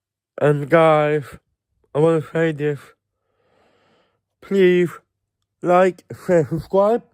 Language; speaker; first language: English; non-native, fluent; Swedish